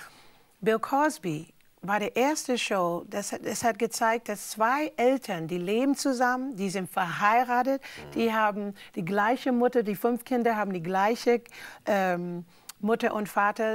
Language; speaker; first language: German; non-native, fluent; English